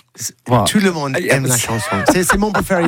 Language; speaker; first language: French; non-native, learner; English